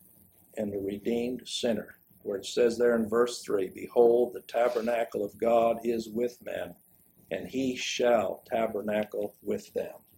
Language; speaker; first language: English; native; English